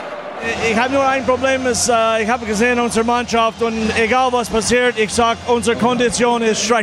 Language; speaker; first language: German; non-native, fluent; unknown